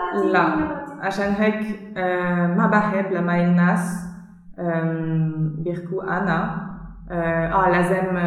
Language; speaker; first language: Arabic; non-native, learner; German